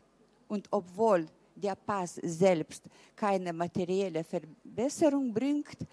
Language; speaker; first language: German; early bilingual, heritage; German